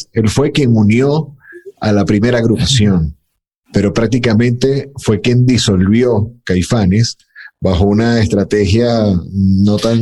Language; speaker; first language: Spanish; native; Spanish